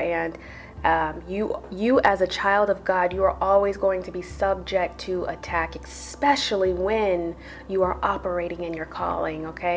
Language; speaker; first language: English; native; English